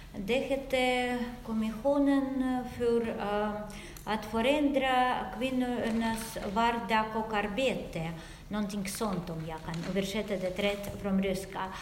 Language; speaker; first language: Swedish; non-native, fluent; Russian